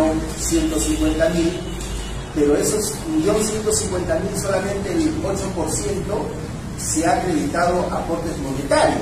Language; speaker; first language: Spanish; native; Spanish